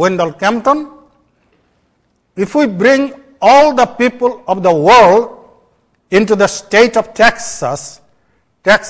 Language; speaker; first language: English; non-native, local second language; Bangla